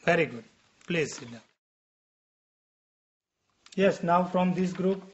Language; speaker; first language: English; non-native, local second language; Gujarati